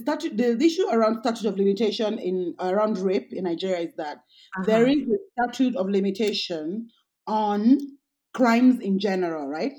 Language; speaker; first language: English; non-native, local second language; Yoruba